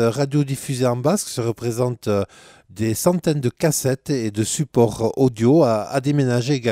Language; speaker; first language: French; native; French